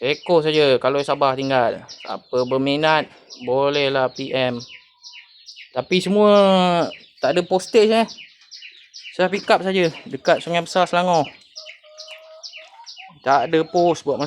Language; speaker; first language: Malay; native; Malay